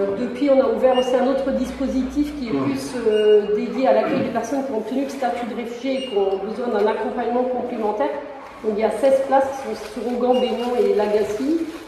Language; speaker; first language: French; native; French